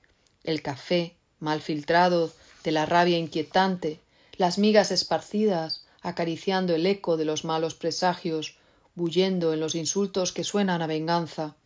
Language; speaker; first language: Spanish; native; Spanish